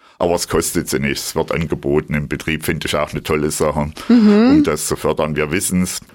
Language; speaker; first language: German; native; German